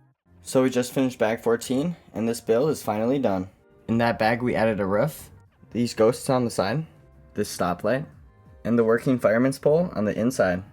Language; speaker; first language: English; native; English